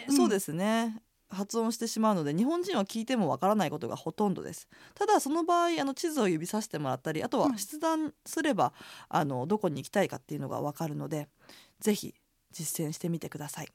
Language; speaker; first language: Japanese; native; Japanese